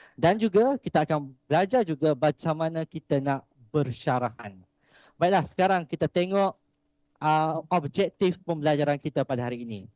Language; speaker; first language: Malay; native; Malay